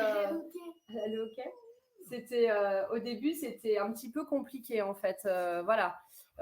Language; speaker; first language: French; native; French